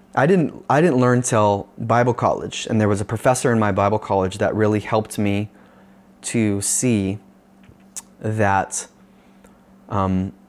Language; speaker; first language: English; native; English